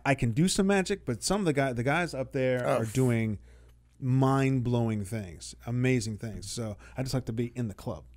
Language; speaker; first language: English; native; English